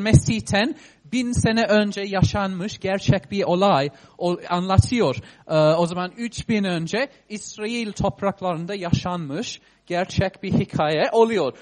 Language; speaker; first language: Turkish; non-native, fluent; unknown